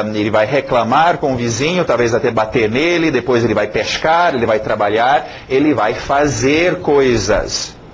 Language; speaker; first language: Portuguese; non-native, fluent; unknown